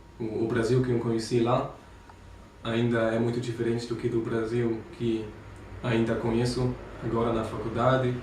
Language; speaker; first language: Portuguese; non-native, fluent; German